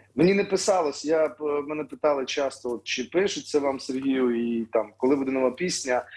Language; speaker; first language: Ukrainian; native; Ukrainian